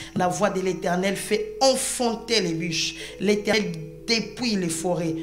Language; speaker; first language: French; non-native, local second language; Lingala